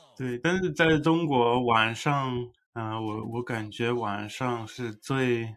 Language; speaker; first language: Chinese; early bilingual, heritage; Chinese